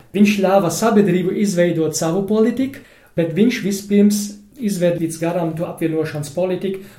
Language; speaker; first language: Latvian; non-native, fluent; German